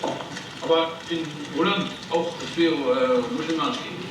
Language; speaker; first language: German; non-native, learner; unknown